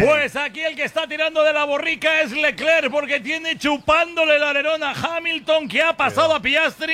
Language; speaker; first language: Spanish; native; Spanish